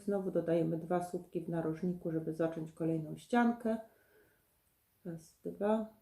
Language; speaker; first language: Polish; native; Polish